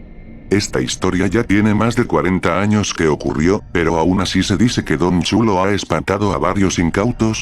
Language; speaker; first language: Spanish; native; Spanish